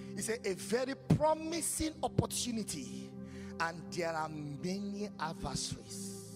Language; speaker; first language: English; non-native, local second language; Yoruba